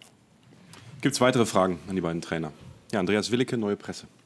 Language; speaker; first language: German; native; German